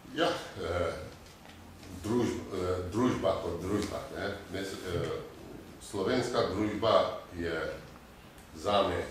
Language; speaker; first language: Slovenian; non-native, fluent; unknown